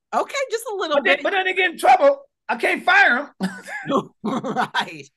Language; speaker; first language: English; native; English